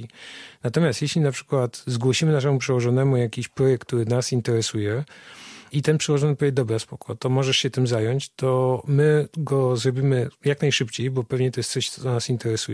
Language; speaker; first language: Polish; native; Polish